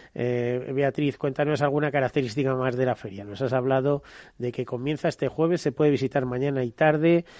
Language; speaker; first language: Spanish; native; Spanish